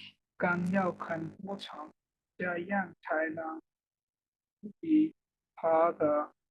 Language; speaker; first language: Chinese; non-native, learner; Bangla